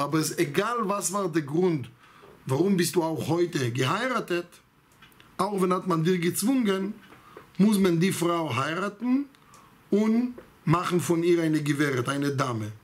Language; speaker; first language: German; non-native, fluent; Hebrew